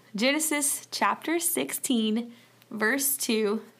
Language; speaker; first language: English; native; English